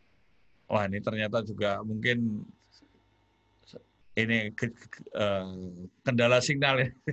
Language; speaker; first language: Indonesian; native; Indonesian